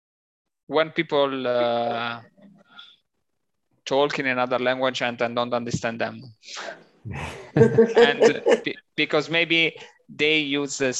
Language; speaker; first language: English; non-native, learner; Italian